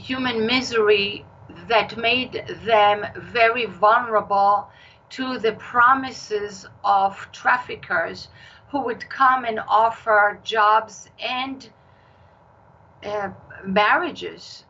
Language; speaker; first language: English; non-native, fluent; Hebrew